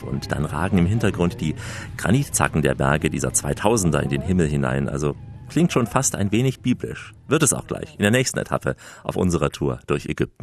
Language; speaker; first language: German; native; German